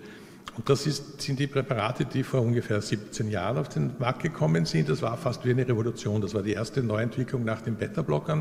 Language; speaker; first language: German; native; German